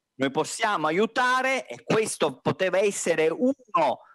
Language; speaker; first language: Italian; native; Italian